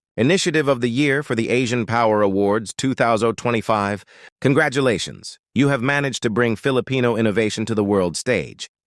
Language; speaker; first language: English; non-native, local second language; Filipino